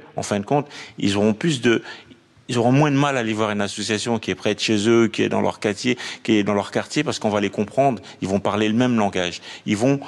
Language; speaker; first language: French; native; French